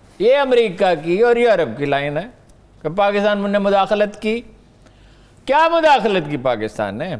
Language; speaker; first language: Urdu; native; Urdu